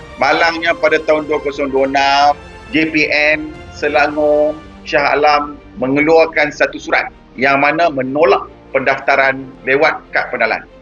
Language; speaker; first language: Malay; native; Malay